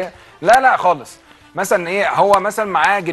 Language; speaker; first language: Arabic; native; Arabic